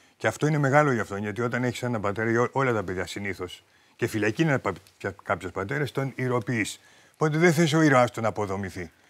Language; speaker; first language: Greek; early bilingual, heritage; Greek